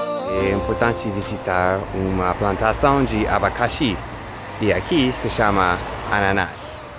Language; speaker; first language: Portuguese; non-native, fluent; English